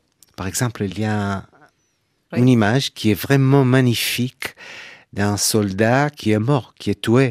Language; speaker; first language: French; non-native, fluent; Hebrew